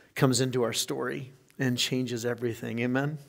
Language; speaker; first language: English; native; English